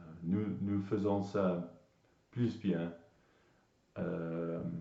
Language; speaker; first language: French; non-native, learner; English